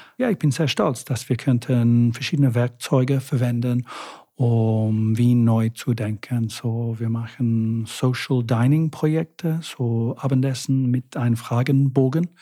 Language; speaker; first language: German; non-native, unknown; English